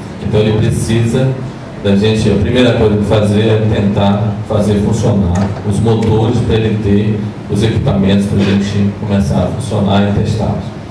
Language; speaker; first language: Portuguese; native; Portuguese